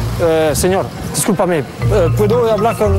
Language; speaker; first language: Spanish; non-native, learner; French